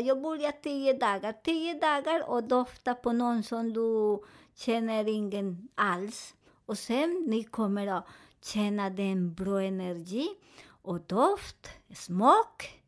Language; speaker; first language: Swedish; non-native, fluent; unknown